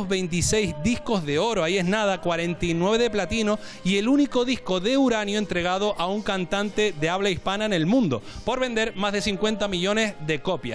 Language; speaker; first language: Spanish; native; Spanish